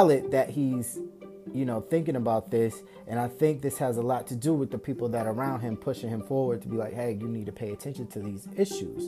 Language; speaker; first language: English; native; English